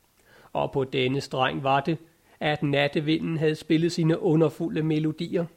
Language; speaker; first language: Danish; native; Danish